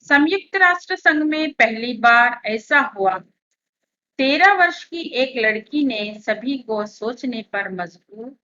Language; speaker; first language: Hindi; non-native, local second language; Telugu